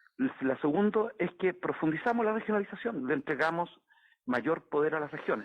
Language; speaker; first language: Spanish; native; Spanish